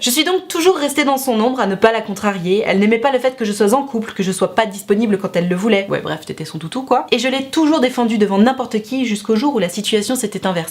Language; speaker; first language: French; native; French